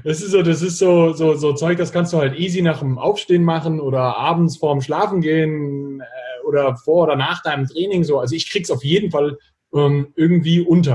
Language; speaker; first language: German; native; German